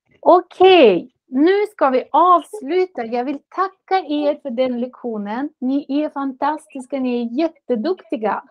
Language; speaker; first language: Swedish; non-native, fluent; Russian